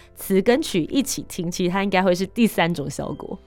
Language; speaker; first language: Chinese; native; Chinese